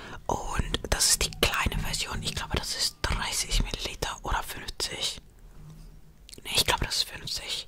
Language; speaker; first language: German; non-native, fluent; Estonian